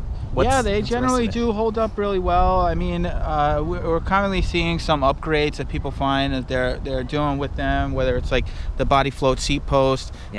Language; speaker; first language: English; native; English